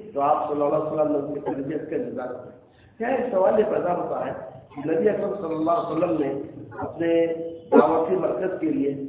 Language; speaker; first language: Urdu; native; Urdu